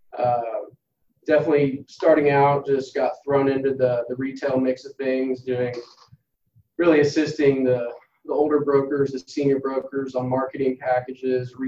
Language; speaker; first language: English; native; English